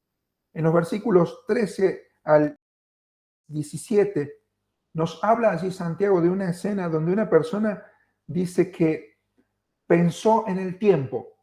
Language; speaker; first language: Spanish; native; Spanish